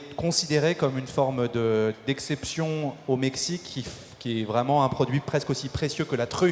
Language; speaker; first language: French; native; French